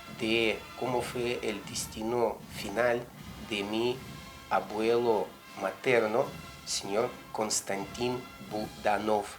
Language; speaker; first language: Spanish; non-native, fluent; Russian